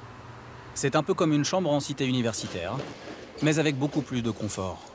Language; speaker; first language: French; native; French